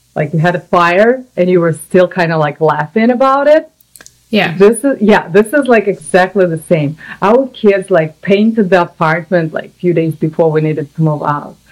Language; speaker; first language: English; non-native, fluent; Russian